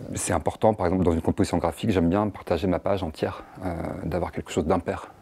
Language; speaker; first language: French; native; French